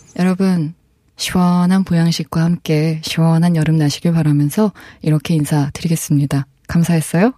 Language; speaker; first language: Korean; native; Korean